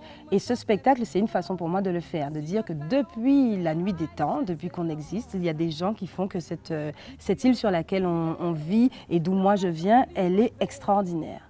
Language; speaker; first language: French; native; French